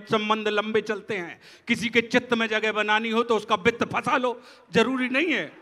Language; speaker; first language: Hindi; native; Hindi